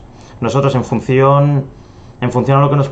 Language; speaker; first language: Spanish; native; Spanish